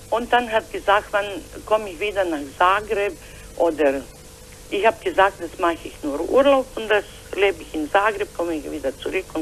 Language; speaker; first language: German; non-native, learner; Croatian